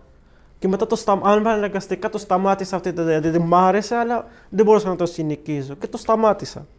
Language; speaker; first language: Greek; early bilingual, other home language; Arabic